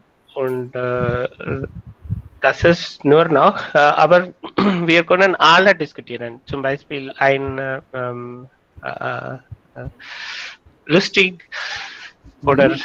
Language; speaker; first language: German; non-native, learner; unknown